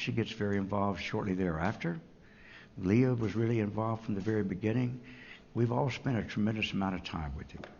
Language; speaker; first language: English; native; English